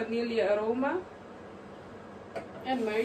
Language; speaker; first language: Dutch; non-native, local second language; Caribbean Hindustani